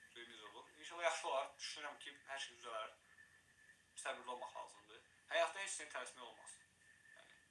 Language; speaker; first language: Azerbaijani; native; Azerbaijani